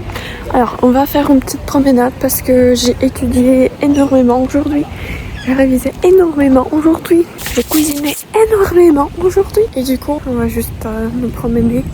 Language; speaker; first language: French; non-native, fluent; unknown